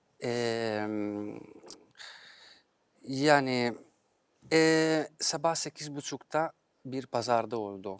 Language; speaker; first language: Turkish; non-native, fluent; Italian